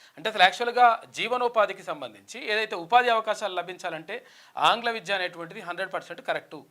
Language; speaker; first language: Telugu; native; Telugu